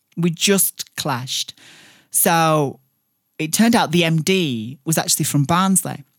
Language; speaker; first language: English; native; English